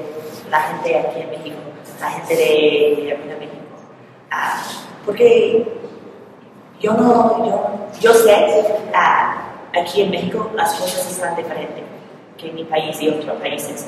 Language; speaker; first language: Spanish; non-native, learner; English